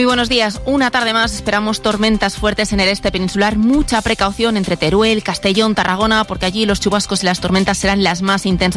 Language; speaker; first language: Spanish; native; Spanish